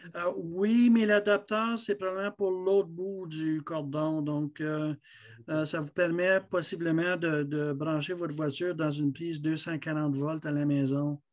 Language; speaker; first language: French; native; French